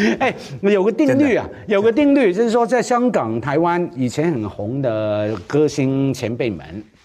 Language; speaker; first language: Chinese; non-native, local second language; Cantonese